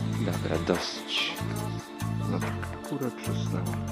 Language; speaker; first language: Polish; native; Polish